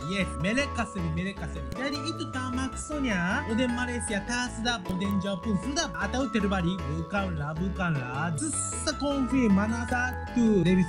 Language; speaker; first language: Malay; non-native, learner; Japanese